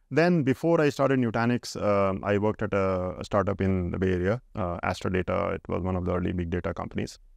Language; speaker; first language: English; non-native, local second language; Hindi